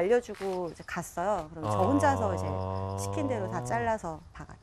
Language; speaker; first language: Korean; early bilingual, heritage; Korean